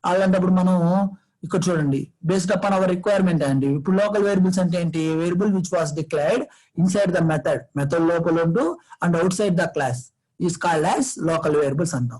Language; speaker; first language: Telugu; native; Telugu